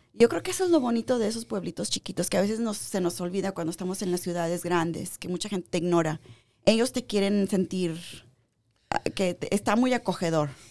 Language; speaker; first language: Spanish; early bilingual, heritage; Spanish